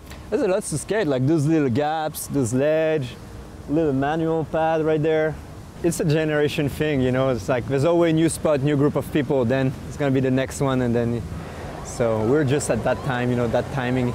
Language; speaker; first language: English; non-native, fluent; French